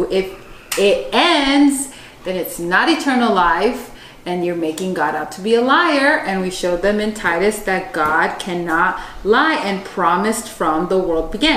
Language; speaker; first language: English; native; English